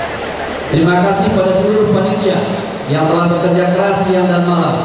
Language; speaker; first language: Indonesian; native; Indonesian